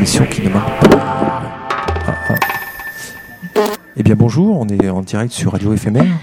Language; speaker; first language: French; native; French